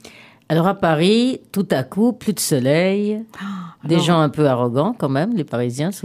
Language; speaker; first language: French; native; French